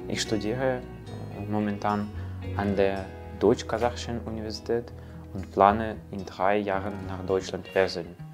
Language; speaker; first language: German; non-native, fluent; Russian